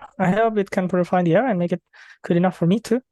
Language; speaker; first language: English; non-native, fluent; Indonesian